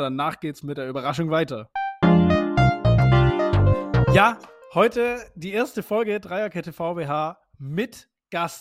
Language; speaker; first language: German; native; German